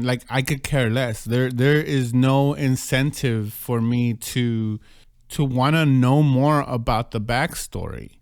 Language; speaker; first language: English; native; English